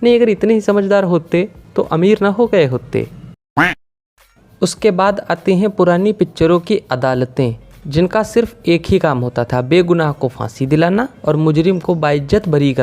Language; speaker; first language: Hindi; native; Hindi